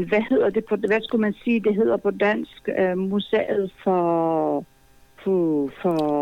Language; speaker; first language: Danish; non-native, fluent; Polish